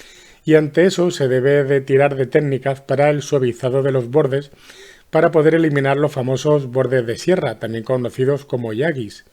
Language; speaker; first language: Spanish; native; Spanish